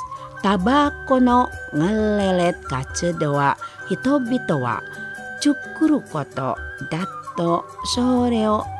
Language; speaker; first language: Japanese; non-native, fluent; Indonesian